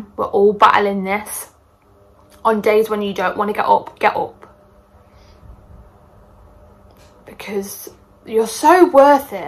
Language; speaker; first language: English; native; English